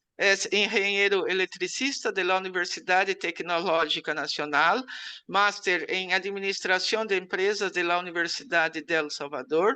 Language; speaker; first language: Portuguese; non-native, learner; Spanish